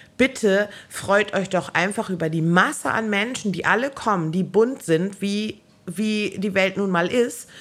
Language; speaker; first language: German; native; German